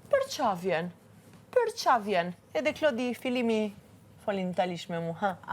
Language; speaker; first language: Albanian; early bilingual, heritage; Albanian